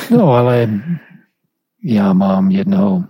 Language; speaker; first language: Czech; non-native, fluent; English